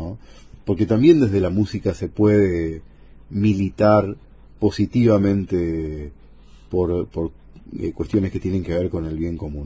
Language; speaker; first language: Spanish; native; Spanish